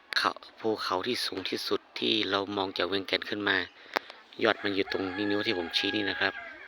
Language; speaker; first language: Thai; non-native, local second language; Hmong